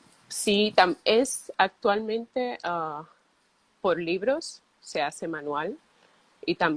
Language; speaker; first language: Spanish; early bilingual, heritage; Spanish